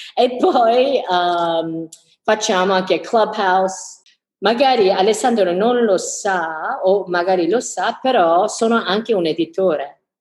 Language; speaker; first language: Italian; non-native, fluent; English